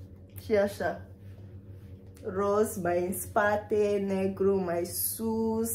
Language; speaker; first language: Romanian; non-native, fluent; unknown